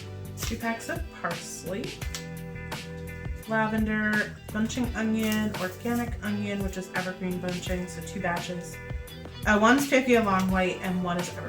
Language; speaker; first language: English; native; English